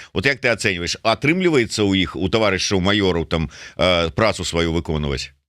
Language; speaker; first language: Belarusian; native; Belarusian